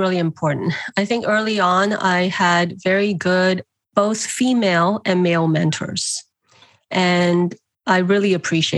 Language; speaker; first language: English; non-native, local second language; Cantonese